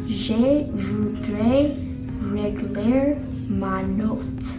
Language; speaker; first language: French; non-native, learner; English